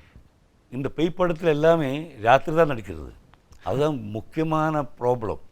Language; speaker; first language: Tamil; non-native, learner; Malayalam